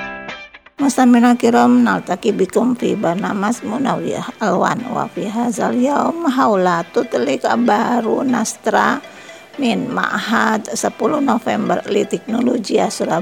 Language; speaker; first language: Arabic; non-native, fluent; Indonesian